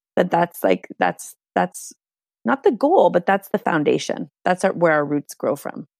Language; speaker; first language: English; non-native, fluent; Hungarian